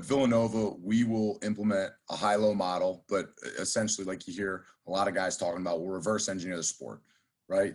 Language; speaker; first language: English; native; English